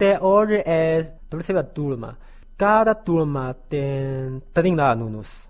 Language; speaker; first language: Portuguese; non-native, learner; Chinese